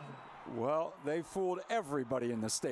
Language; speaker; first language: English; native; English